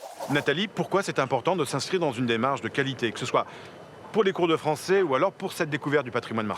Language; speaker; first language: French; native; French